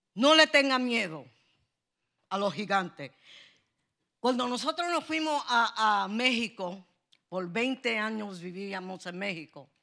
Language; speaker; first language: Spanish; native; Spanish